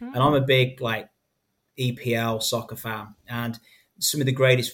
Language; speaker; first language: English; native; English